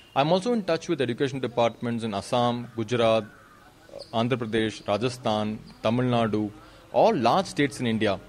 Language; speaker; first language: English; non-native, local second language; Kannada